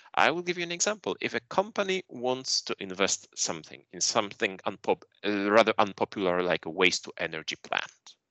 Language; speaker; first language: English; non-native, fluent; Polish